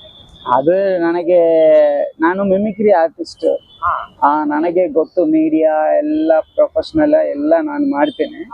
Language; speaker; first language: Kannada; non-native, local second language; Tamil